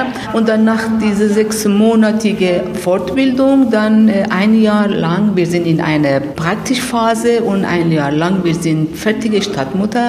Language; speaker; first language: German; non-native, learner; Persian